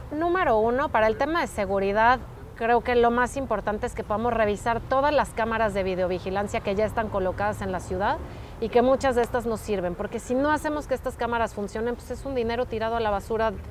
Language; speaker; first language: Spanish; native; Spanish